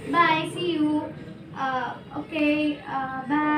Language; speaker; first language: English; non-native, learner; Indonesian